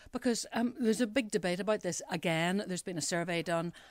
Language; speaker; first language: English; native; English